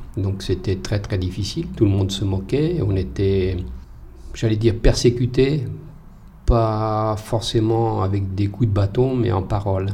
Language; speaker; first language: French; non-native, fluent; Portuguese